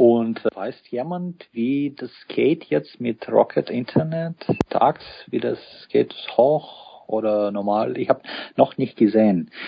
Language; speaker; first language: German; non-native, fluent; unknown